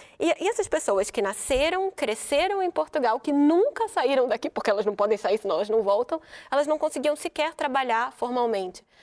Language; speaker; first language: Portuguese; native; Portuguese